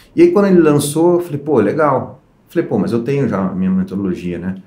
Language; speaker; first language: Portuguese; native; Portuguese